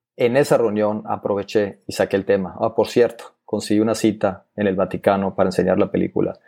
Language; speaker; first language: Spanish; native; Spanish